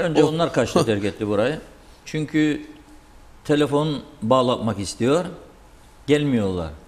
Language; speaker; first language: Turkish; native; Turkish